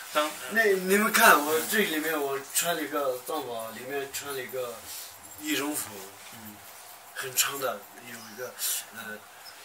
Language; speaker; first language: Chinese; non-native, local second language; Tibetan